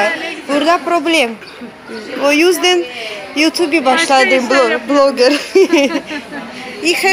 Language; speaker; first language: Turkish; non-native, learner; Russian